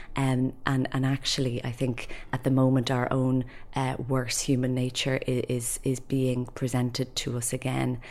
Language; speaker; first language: English; native; English